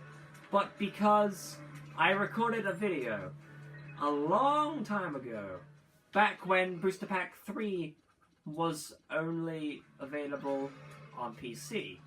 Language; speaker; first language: English; native; English